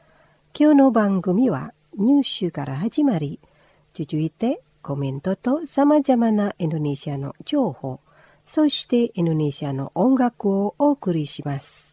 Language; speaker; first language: Japanese; non-native, fluent; Indonesian